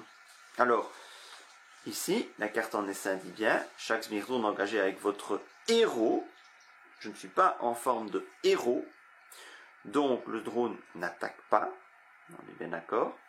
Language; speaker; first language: French; native; French